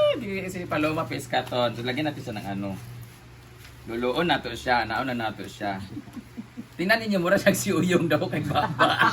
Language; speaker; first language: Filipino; non-native, local second language; Cebuano